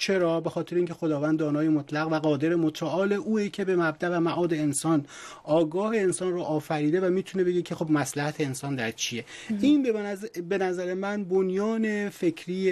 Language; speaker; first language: Persian; native; Persian